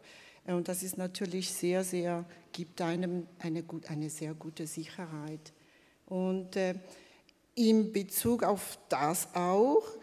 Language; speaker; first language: German; non-native, fluent; Malagasy